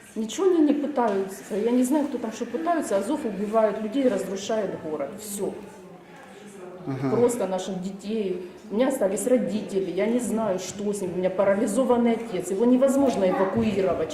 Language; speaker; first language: Russian; native; Russian